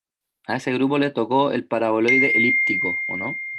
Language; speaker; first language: Spanish; native; Spanish